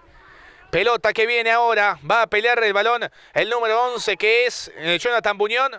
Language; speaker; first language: Spanish; native; Spanish